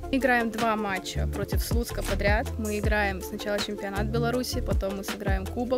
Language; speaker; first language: Russian; native; Russian